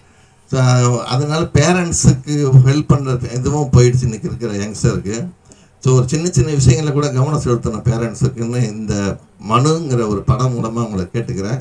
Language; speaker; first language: Tamil; native; Tamil